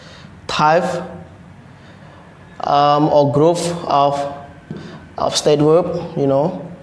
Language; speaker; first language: English; non-native, learner; Khmer